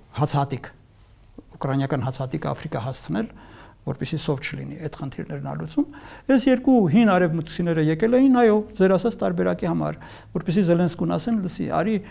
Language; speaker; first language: Armenian; native; Armenian